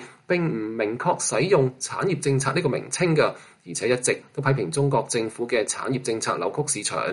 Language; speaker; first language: Chinese; non-native, local second language; Cantonese